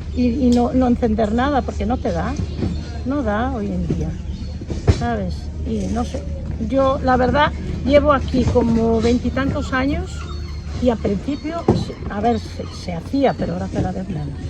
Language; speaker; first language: Spanish; native; Spanish